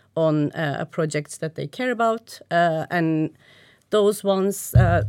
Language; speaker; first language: English; non-native, fluent; Turkish